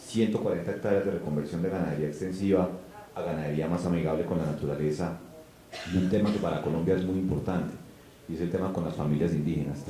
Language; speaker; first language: Spanish; native; Spanish